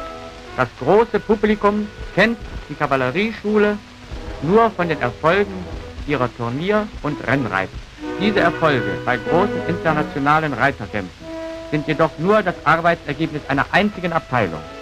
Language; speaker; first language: German; native; German